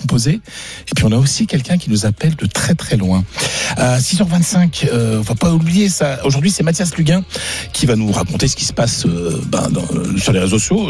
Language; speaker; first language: French; native; French